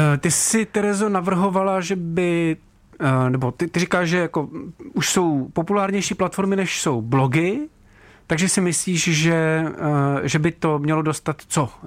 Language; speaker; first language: Czech; native; Czech